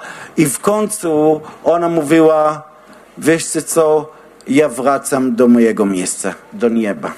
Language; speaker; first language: Polish; non-native, learner; Hebrew